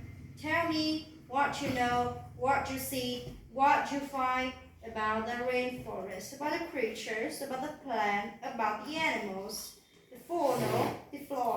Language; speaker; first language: English; non-native, learner; Vietnamese